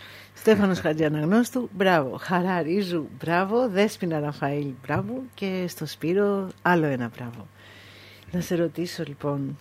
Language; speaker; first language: Greek; native; Greek